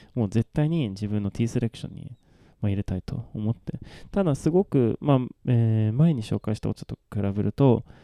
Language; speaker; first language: Japanese; non-native, fluent; Swedish